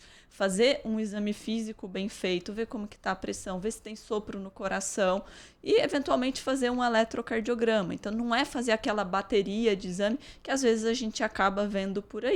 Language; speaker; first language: Portuguese; native; Portuguese